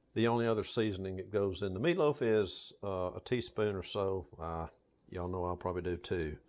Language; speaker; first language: English; native; English